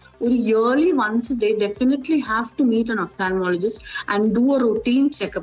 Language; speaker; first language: English; non-native, local second language; Malayalam